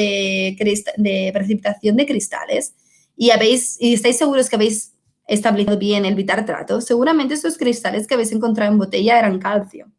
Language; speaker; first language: Spanish; native; Spanish